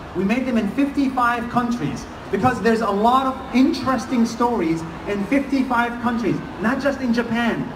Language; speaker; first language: English; non-native, fluent; Arabic